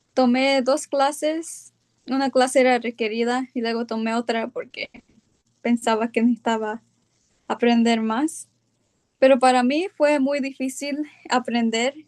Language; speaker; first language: Spanish; early bilingual, heritage; Spanish